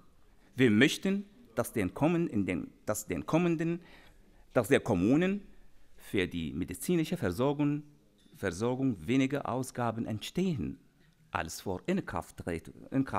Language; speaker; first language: German; non-native, fluent; Arabic